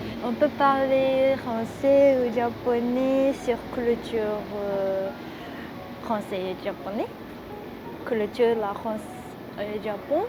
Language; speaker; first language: French; non-native, learner; Japanese